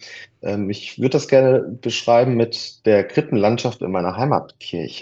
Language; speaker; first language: German; native; German